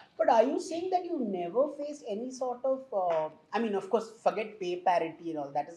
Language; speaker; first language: English; non-native, local second language; Hindi